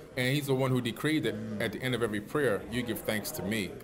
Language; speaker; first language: English; native; English